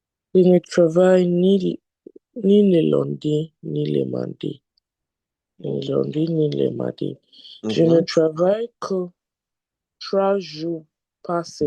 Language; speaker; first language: French; non-native, learner; English